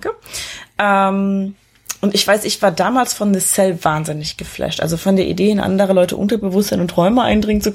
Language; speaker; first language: German; native; German